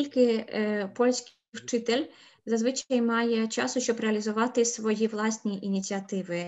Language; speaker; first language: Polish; non-native, learner; Ukrainian